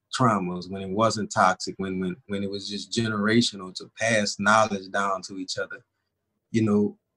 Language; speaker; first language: English; native; English